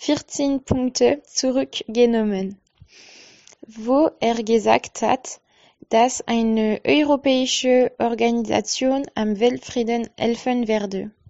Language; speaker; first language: German; non-native, learner; French